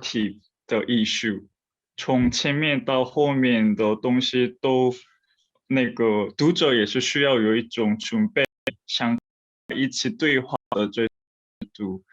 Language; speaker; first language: Chinese; non-native, fluent; Korean